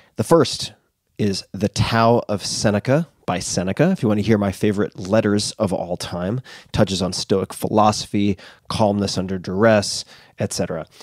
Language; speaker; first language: English; native; English